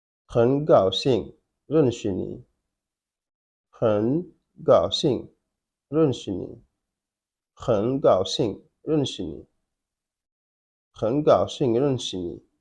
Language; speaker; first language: Chinese; non-native, fluent; Wolof